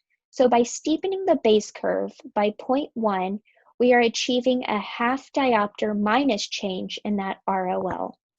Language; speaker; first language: English; native; English